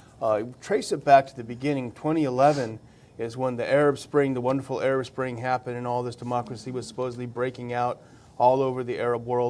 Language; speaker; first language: English; native; English